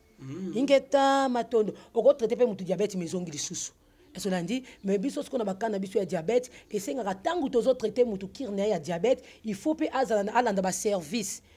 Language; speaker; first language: Lingala; non-native, local second language; Kongo